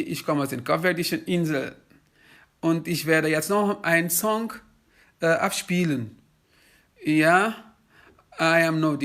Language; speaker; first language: German; non-native, fluent; Kabuverdianu